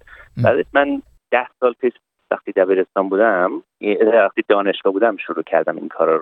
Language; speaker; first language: Persian; early bilingual, heritage; Persian